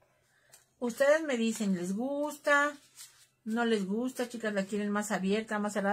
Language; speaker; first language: Spanish; native; Spanish